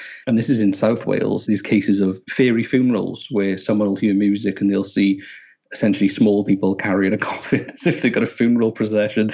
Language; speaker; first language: English; native; English